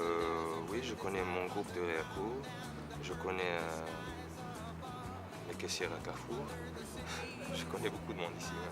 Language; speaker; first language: French; non-native, local second language; Arabic